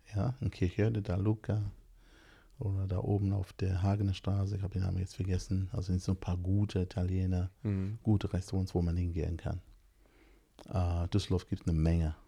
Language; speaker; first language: German; non-native, fluent; English